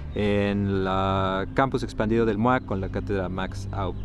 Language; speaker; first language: Spanish; native; Spanish